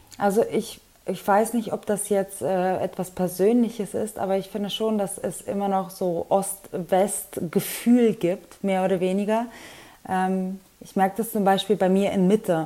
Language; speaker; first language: German; early bilingual, other home language; Russian